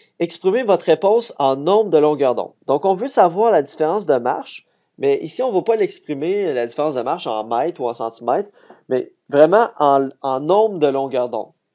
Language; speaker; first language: French; native; French